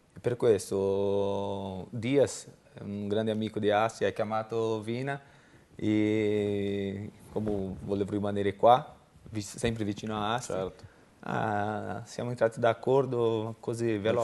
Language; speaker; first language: Italian; non-native, learner; Portuguese